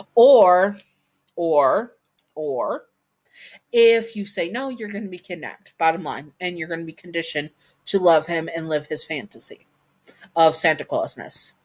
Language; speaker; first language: English; native; English